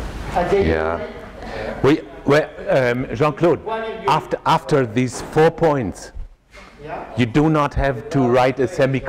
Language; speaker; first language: English; non-native, fluent; German